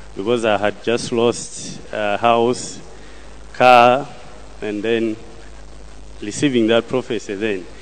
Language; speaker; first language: English; non-native, local second language; Nyanja